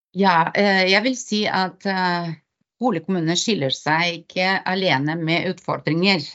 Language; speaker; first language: Norwegian; non-native, fluent; Bulgarian